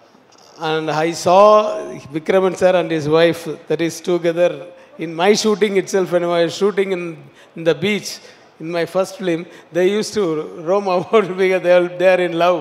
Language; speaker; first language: Telugu; non-native, learner; Tamil